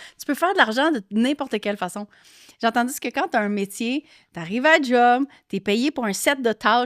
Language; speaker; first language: French; native; French